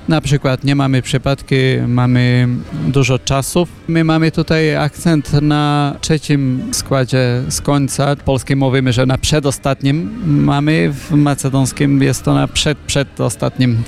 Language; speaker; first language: Polish; non-native, fluent; Macedonian